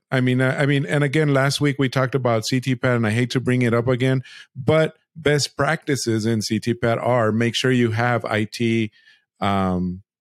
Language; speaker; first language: English; early bilingual, other home language; Spanish